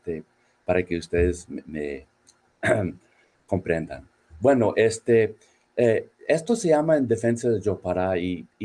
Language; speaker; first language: Spanish; non-native, fluent; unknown